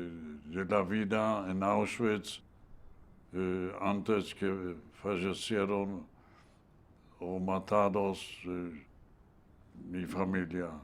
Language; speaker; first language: Spanish; non-native, fluent; Yiddish